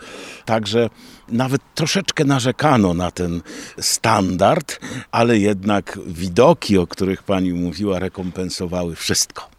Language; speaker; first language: Polish; native; Polish